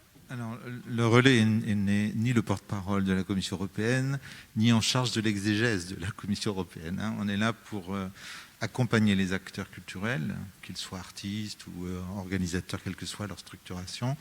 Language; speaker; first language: French; native; French